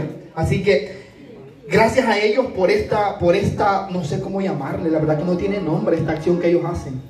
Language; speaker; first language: Spanish; native; Spanish